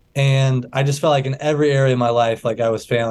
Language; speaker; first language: English; native; English